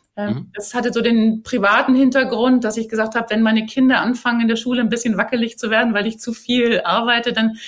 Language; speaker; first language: German; native; German